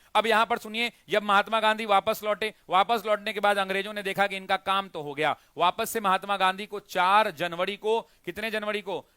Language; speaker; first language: Hindi; native; Hindi